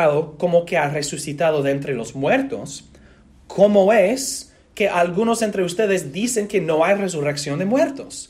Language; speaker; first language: Spanish; non-native, fluent; English